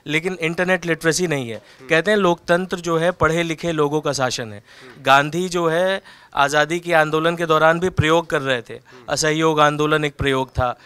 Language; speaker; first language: Hindi; native; Hindi